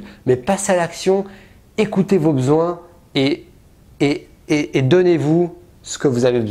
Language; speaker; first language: French; native; French